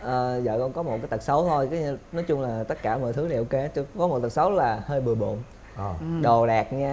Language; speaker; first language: Vietnamese; native; Vietnamese